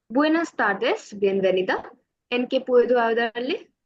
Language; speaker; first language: Spanish; non-native, learner; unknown